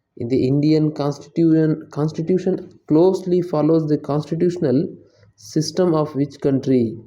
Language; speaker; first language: English; non-native, local second language; Tamil